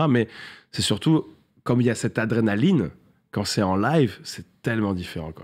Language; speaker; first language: French; native; French